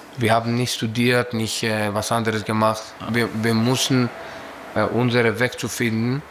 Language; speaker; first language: German; non-native, learner; Greek